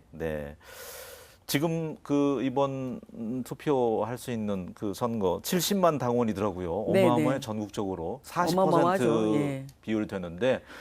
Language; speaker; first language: Korean; native; Korean